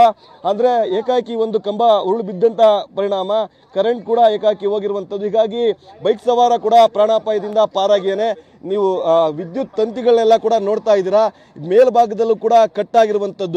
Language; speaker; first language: Kannada; native; Kannada